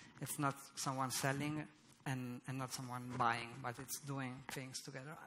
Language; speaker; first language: English; non-native, fluent; Italian